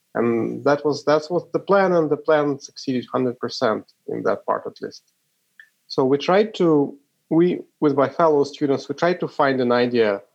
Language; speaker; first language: English; non-native, fluent; Ukrainian